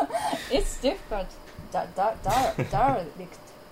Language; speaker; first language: English; non-native, learner; Japanese